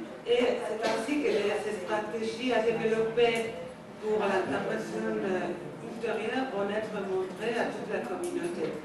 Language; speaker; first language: French; non-native, fluent; Spanish